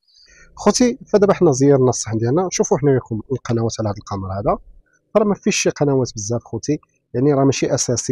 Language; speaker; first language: Arabic; native; Arabic